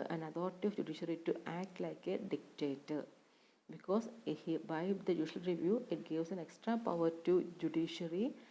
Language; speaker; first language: English; non-native, local second language; Malayalam